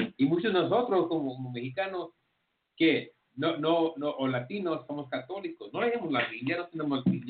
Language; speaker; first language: Spanish; early bilingual, heritage; Spanish